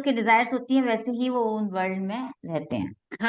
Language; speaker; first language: Hindi; native; Hindi